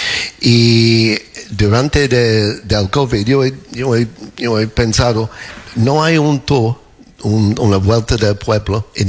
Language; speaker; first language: Spanish; non-native, learner; English